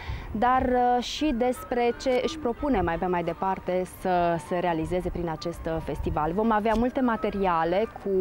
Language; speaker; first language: Romanian; native; Romanian